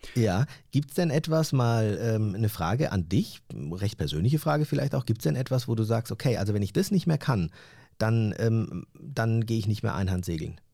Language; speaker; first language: German; early bilingual, other home language; Turkish